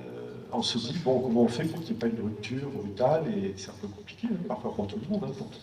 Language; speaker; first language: French; native; French